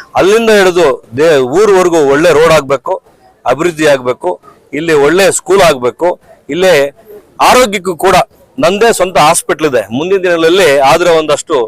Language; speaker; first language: Kannada; native; Kannada